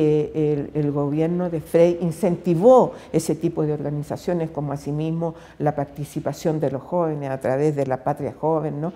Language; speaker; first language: Spanish; native; Spanish